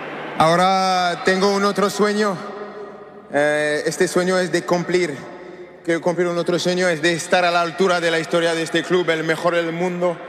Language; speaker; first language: Spanish; non-native, learner; French